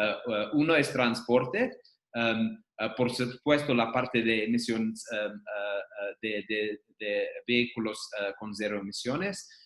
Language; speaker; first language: Spanish; non-native, fluent; English